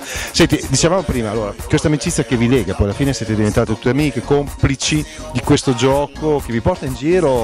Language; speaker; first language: Italian; native; Italian